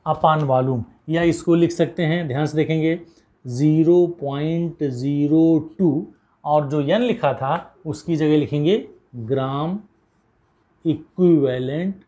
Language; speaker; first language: Hindi; native; Hindi